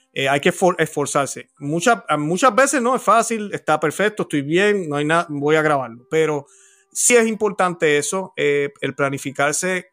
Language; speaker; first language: Spanish; native; Spanish